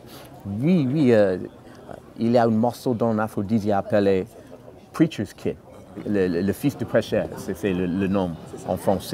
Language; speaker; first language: French; non-native, fluent; English